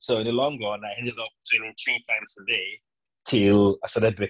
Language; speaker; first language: English; non-native, local second language; Yoruba